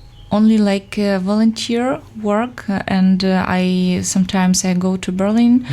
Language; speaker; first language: English; non-native, fluent; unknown